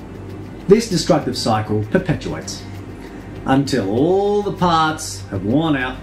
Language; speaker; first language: English; native; English